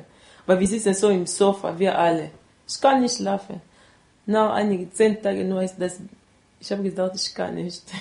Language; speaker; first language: German; non-native, learner; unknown